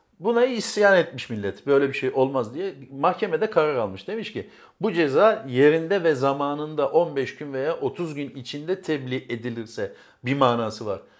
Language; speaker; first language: Turkish; native; Turkish